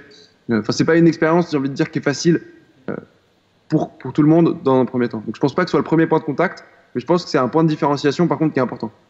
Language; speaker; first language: French; native; French